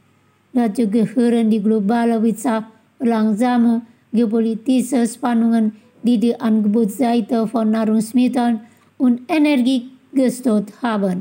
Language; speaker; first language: German; non-native, fluent; Indonesian